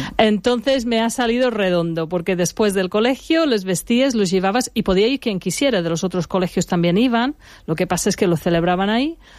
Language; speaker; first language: Spanish; non-native, fluent; English